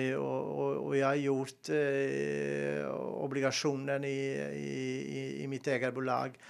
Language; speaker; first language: Swedish; non-native, fluent; Serbian